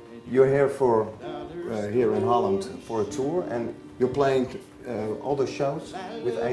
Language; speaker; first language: English; non-native, fluent; Dutch